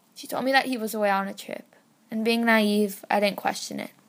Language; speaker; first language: English; native; English